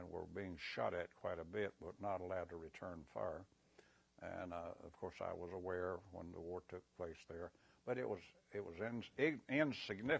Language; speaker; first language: English; native; English